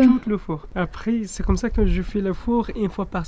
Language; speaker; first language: French; non-native, learner; Arabic